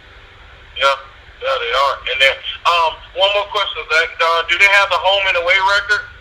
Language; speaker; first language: English; native; English